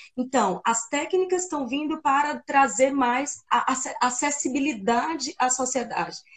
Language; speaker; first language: Portuguese; native; Portuguese